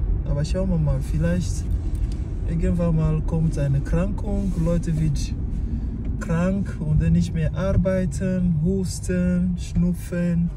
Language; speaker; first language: German; non-native, learner; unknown